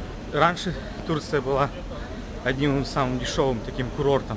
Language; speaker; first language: Russian; native; Russian